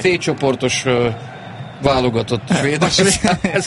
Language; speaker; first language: Hungarian; native; Hungarian